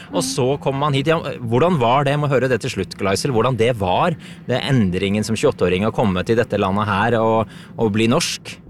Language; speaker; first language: Norwegian; native; Norwegian